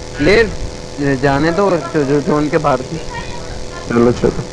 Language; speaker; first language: Hindi; non-native, local second language; Gujarati